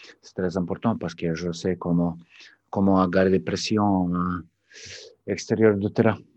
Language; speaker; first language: French; non-native, learner; Serbian